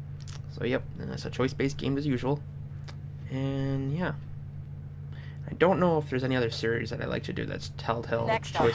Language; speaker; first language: English; native; English